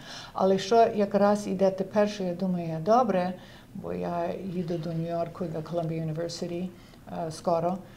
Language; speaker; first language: Ukrainian; early bilingual, heritage; Ukrainian